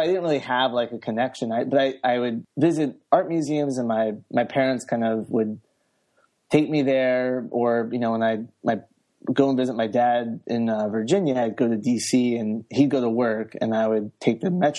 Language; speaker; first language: English; native; English